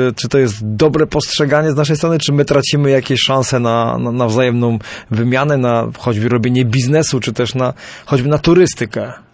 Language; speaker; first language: Polish; native; Polish